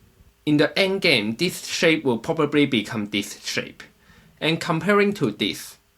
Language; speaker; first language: English; non-native, fluent; Chinese